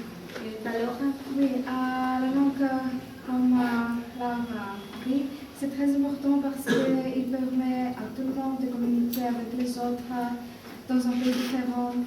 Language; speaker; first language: French; non-native, learner; Spanish